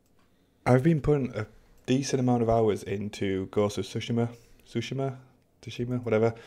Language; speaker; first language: English; native; English